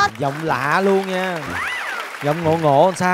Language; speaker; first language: Vietnamese; native; Vietnamese